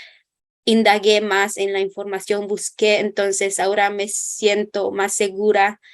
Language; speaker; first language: Spanish; non-native, local second language; Kʼicheʼ